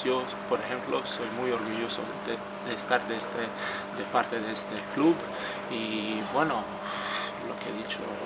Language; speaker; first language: Spanish; non-native, fluent; Croatian